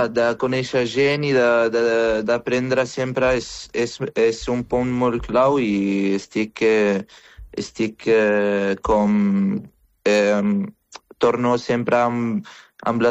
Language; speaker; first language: Catalan; non-native, fluent; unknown